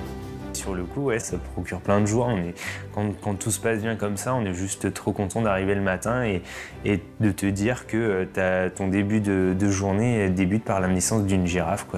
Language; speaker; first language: French; native; French